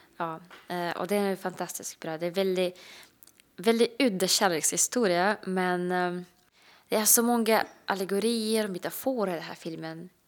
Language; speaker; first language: Swedish; non-native, fluent; Russian